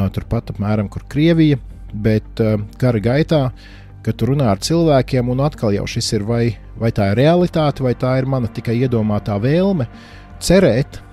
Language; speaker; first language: Latvian; native; Latvian